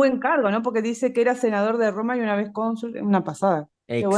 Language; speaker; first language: Spanish; native; Spanish